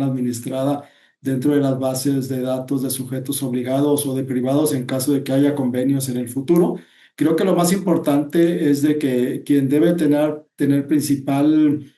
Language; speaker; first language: Spanish; native; Spanish